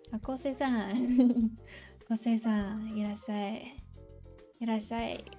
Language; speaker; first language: Japanese; non-native, fluent; English